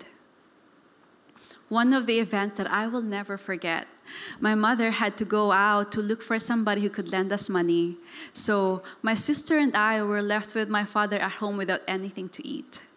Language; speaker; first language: English; non-native, local second language; Cebuano